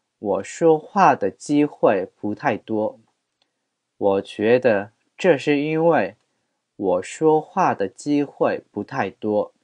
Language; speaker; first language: Chinese; non-native, fluent; Korean